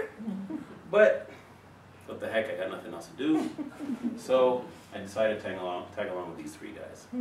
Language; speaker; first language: English; native; English